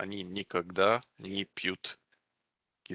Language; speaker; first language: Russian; non-native, fluent; English